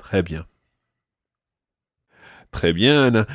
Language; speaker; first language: French; non-native, fluent; English